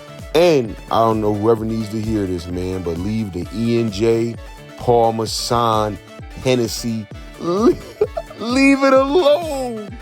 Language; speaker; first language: English; native; English